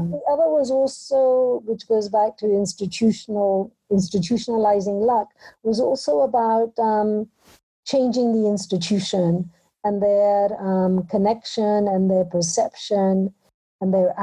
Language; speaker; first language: English; native; English